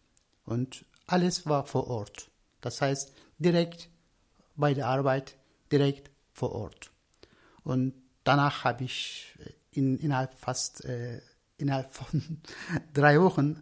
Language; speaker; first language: German; non-native, learner; Turkish